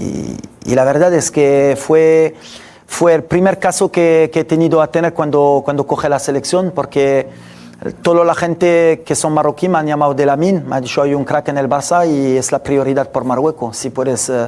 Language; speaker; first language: Spanish; non-native, fluent; French